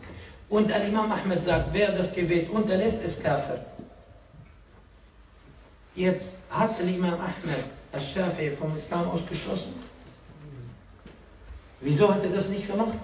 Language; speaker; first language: German; non-native, fluent; Arabic